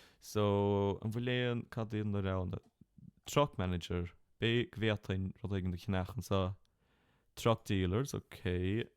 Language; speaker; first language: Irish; native; Irish